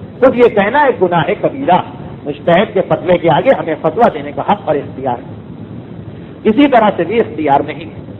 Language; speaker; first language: Urdu; native; Urdu